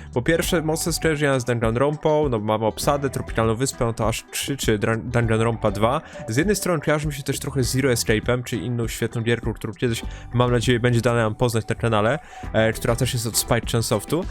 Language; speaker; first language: Polish; native; Polish